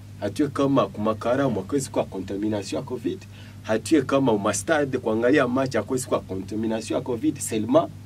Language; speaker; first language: Swahili; native; Swahili